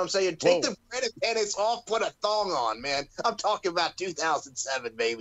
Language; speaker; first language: English; native; English